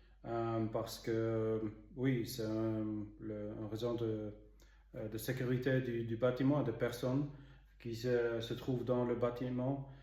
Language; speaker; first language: French; non-native, local second language; German